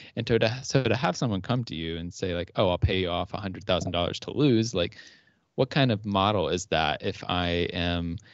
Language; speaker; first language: English; native; English